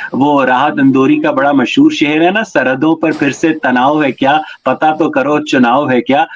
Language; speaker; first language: Urdu; native; Urdu